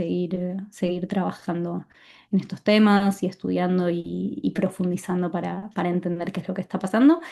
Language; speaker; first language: Spanish; native; Spanish